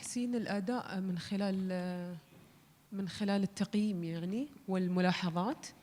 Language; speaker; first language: Arabic; native; Arabic